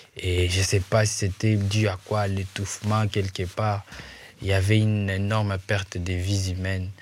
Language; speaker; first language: French; non-native, local second language; Swahili